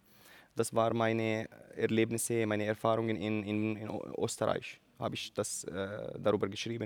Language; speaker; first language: German; non-native, learner; Arabic